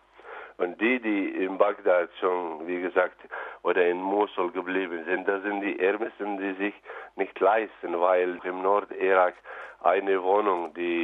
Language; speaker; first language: German; non-native, learner; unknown